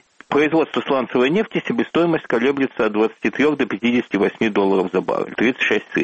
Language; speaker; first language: Russian; native; Russian